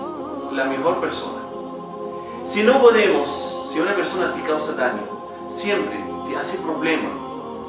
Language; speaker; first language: Spanish; non-native, fluent; Arabic